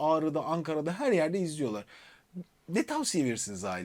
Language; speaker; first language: Turkish; native; Turkish